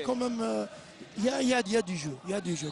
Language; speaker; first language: French; non-native, local second language; Arabic